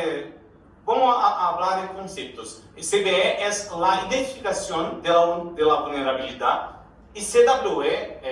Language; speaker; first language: Spanish; non-native, learner; Portuguese